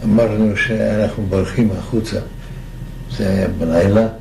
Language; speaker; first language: Hebrew; non-native, fluent; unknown